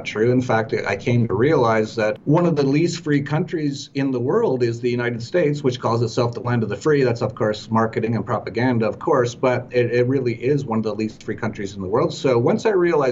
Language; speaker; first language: English; native; English